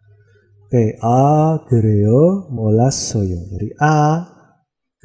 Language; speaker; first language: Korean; non-native, fluent; Indonesian